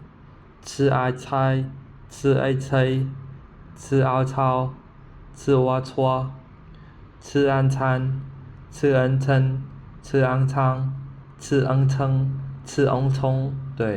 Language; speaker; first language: Chinese; non-native, learner; Khmer